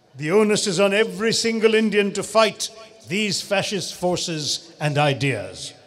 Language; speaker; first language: English; non-native, local second language; Malayalam